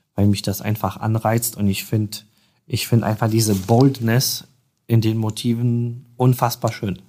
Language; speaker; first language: German; non-native, fluent; Polish